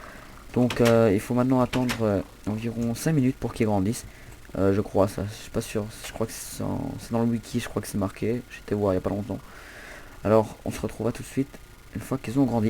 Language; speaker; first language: French; native; French